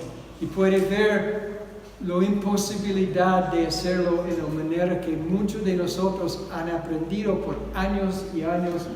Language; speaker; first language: Spanish; non-native, fluent; English